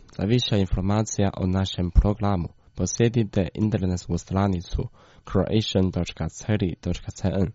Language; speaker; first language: Croatian; non-native, fluent; Chinese